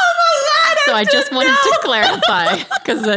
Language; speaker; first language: English; native; English